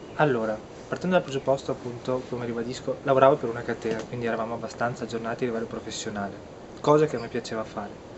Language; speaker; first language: Italian; native; Italian